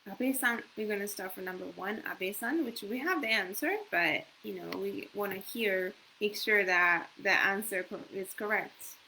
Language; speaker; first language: English; non-native, fluent; Japanese